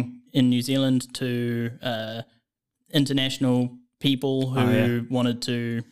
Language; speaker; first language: English; native; English